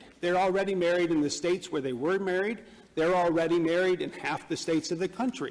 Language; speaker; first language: English; native; English